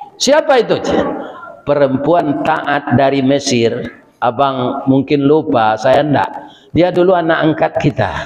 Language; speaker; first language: Malay; non-native, local second language; Minangkabau